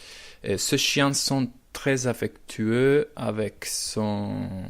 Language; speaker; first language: French; non-native, learner; Spanish